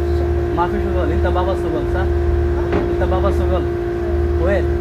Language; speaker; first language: Arabic; non-native, learner; Bangla